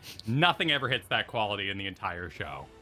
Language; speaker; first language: English; native; English